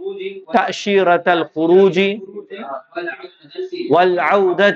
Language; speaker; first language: Arabic; non-native, fluent; Urdu